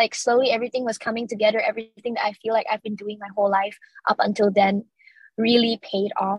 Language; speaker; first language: English; non-native, local second language; Chinese